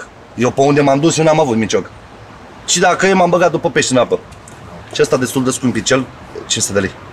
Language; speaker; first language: Romanian; native; Romanian